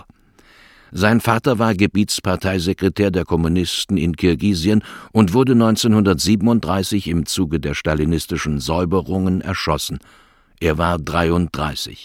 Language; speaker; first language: German; native; German